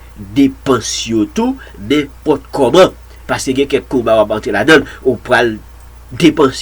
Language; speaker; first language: French; non-native, local second language; Haitian Creole